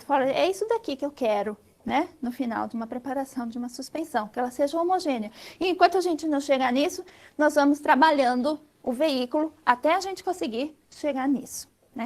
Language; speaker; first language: Portuguese; native; Portuguese